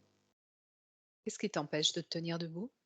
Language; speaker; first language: French; native; French